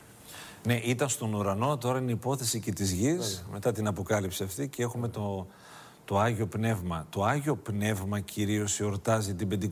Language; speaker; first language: Greek; native; Greek